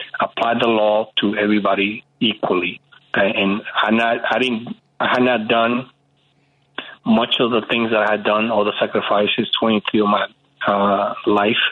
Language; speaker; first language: English; early bilingual, other home language; Spanish